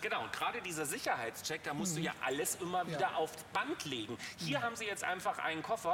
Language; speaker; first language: German; native; German